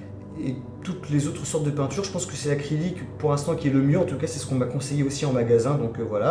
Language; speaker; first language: French; native; French